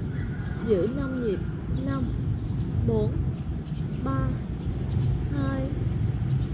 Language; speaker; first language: Vietnamese; native; Vietnamese